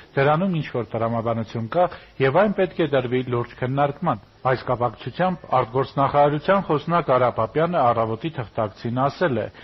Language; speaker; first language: Armenian; native; Armenian